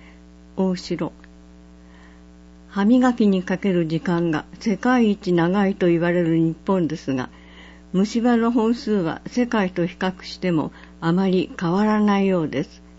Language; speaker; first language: Japanese; native; Japanese